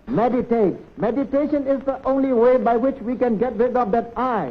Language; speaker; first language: English; non-native, local second language; Burmese